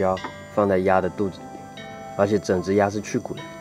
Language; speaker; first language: Chinese; native; Chinese